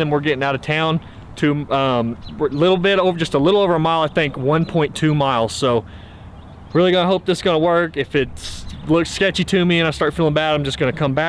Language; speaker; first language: English; native; English